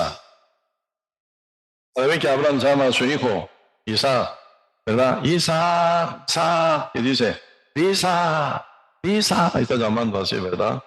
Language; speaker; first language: Spanish; non-native, learner; Korean